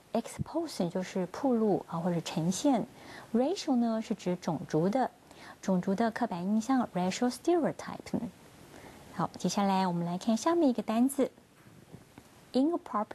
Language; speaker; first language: Chinese; native; Chinese